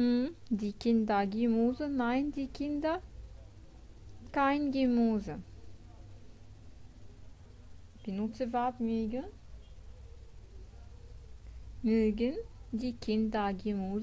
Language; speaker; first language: German; non-native, fluent; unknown